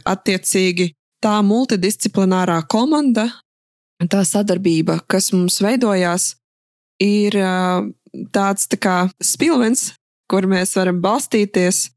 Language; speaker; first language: Latvian; non-native, local second language; Russian